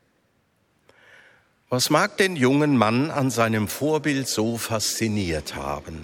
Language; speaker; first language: German; native; German